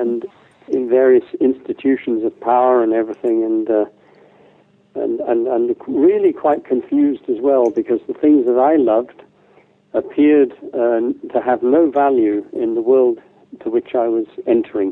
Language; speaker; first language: English; native; English